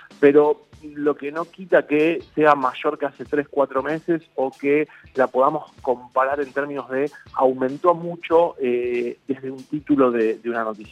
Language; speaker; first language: Spanish; native; Spanish